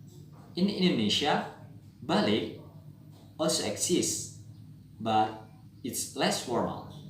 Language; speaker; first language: English; non-native, learner; Indonesian